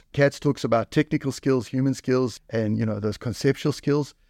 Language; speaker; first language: English; native; English